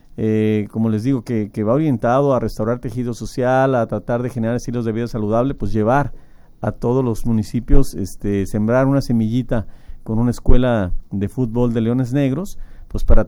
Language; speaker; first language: Spanish; native; Spanish